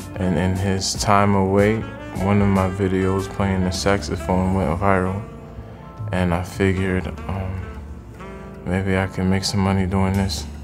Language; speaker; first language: English; native; English